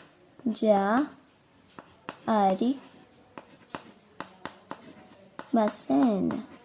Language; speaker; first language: Japanese; non-native, fluent; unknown